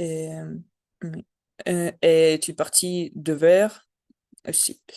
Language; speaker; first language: French; non-native, learner; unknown